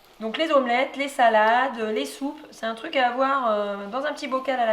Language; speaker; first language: French; native; French